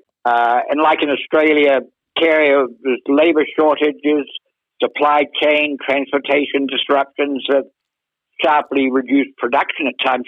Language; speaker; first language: English; native; English